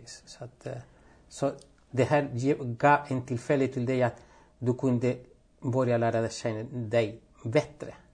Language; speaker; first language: Swedish; non-native, fluent; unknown